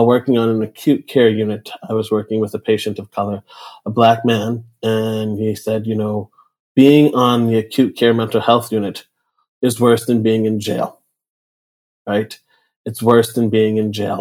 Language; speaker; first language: English; native; English